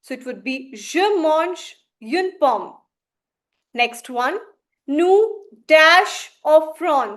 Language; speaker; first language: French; non-native, fluent; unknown